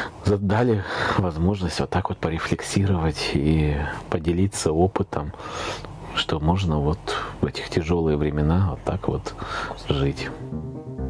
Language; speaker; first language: Russian; native; Russian